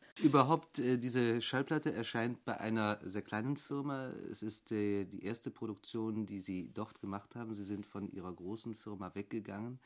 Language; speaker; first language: German; native; German